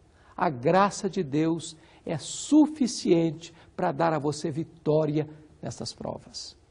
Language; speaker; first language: Portuguese; native; Portuguese